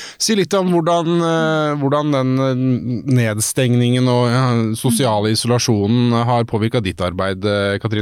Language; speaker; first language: Norwegian; native; Norwegian